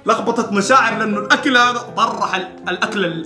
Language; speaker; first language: Arabic; native; Arabic